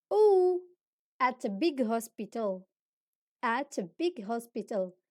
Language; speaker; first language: English; non-native, fluent; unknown